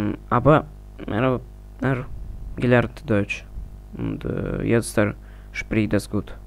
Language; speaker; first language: German; non-native, learner; Russian